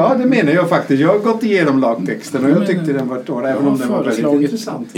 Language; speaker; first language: Swedish; non-native, fluent; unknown